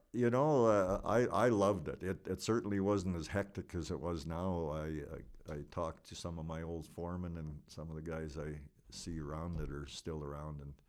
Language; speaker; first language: English; non-native, fluent; Ukrainian